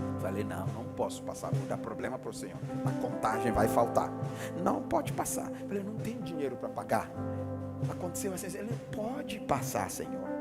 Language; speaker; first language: Portuguese; non-native, fluent; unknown